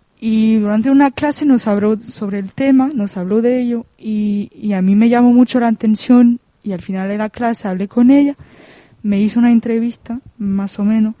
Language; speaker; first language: Spanish; non-native, fluent; French